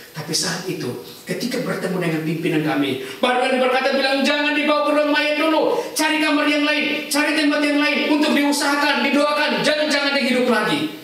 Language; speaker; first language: Indonesian; native; Indonesian